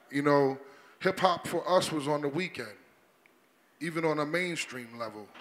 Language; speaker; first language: English; native; English